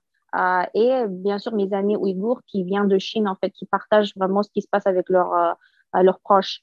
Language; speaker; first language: French; non-native, fluent; Uyghur